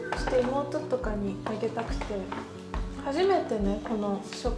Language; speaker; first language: Japanese; native; Japanese